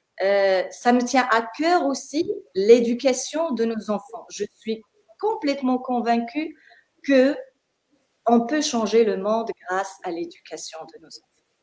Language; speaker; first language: French; non-native, local second language; Arabic